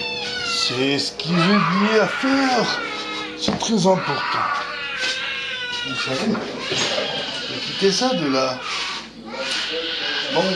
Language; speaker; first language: French; non-native, fluent; Spanish